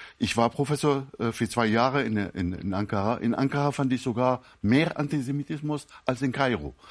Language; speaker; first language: German; non-native, fluent; Arabic